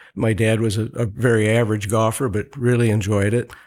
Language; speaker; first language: English; native; English